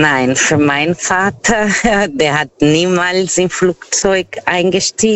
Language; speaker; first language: German; non-native, fluent; Portuguese